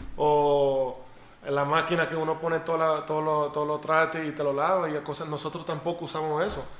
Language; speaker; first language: Spanish; early bilingual, heritage; Spanish